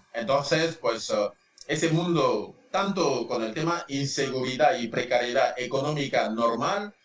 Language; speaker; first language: Spanish; non-native, fluent; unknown